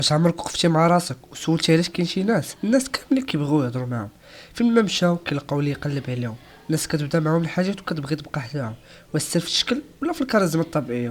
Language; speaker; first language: Arabic; native; Arabic